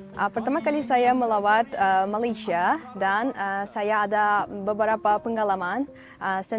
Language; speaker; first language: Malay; non-native, fluent; Uzbek